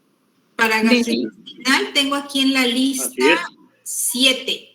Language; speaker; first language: Spanish; native; Spanish